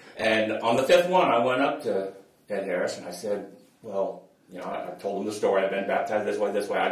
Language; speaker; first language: English; native; English